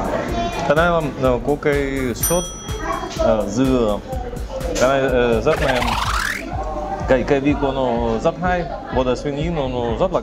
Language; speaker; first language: Vietnamese; non-native, learner; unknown